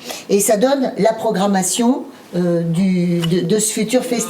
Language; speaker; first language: French; native; French